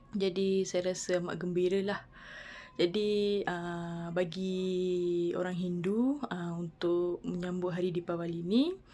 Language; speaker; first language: Malay; non-native, local second language; Tamil